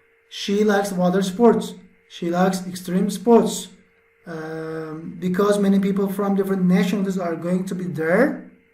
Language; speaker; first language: English; non-native, fluent; Turkish